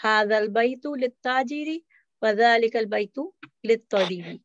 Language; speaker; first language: Arabic; non-native, fluent; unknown